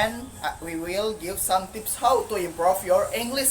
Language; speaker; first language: English; non-native, learner; Indonesian